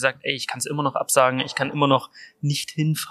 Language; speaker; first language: German; native; German